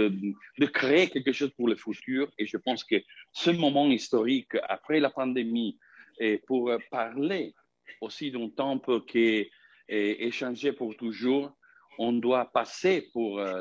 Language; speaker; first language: French; non-native, fluent; Italian